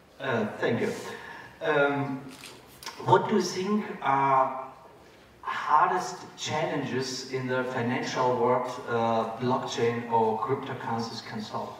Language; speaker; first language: English; non-native, fluent; German